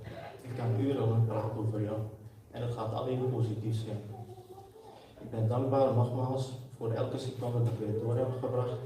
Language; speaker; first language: Dutch; early bilingual, other home language; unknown